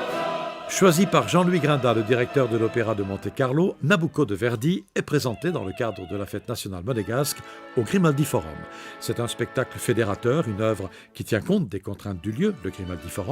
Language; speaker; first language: French; native; French